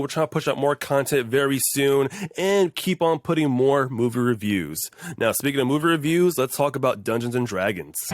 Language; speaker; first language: English; native; English